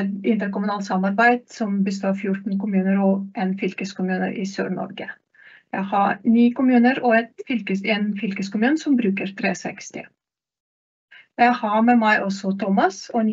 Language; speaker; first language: Norwegian; non-native, fluent; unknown